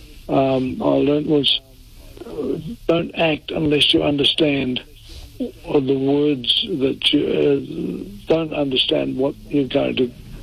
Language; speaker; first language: English; non-native, local second language; Italian